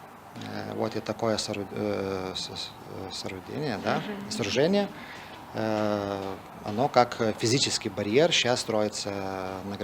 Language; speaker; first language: Russian; non-native, fluent; Lithuanian